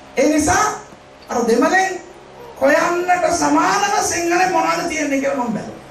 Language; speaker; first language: Sinhala; non-native, local second language; Tamil